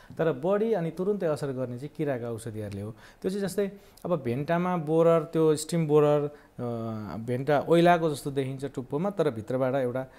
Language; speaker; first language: Nepali; native; Nepali